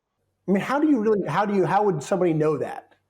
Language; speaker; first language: English; native; English